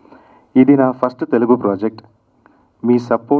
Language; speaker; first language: Telugu; non-native, learner; Kannada